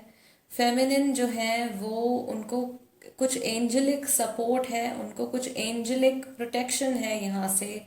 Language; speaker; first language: Hindi; native; Hindi